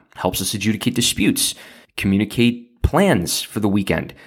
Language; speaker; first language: English; native; English